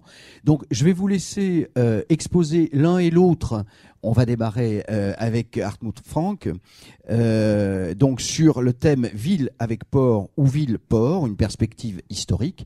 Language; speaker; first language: French; native; French